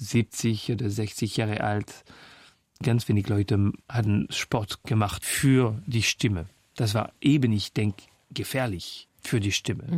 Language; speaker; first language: German; non-native, fluent; French